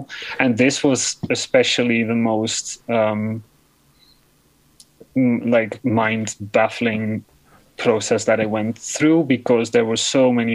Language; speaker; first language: English; non-native, fluent; Dutch